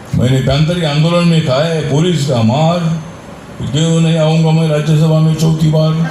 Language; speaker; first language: Hindi; non-native, local second language; Marathi